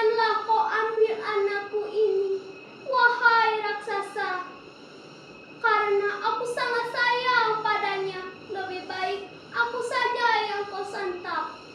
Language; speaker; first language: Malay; non-native, local second language; Balinese